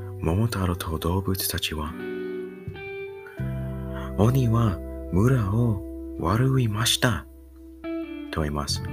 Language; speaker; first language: Japanese; non-native, learner; English